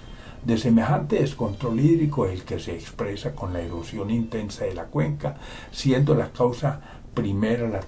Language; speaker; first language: Spanish; native; Spanish